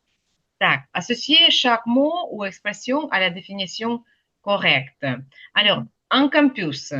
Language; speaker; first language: French; non-native, fluent; Ukrainian